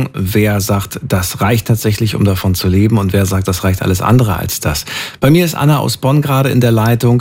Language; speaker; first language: German; native; German